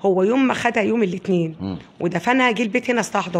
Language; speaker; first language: Arabic; native; Arabic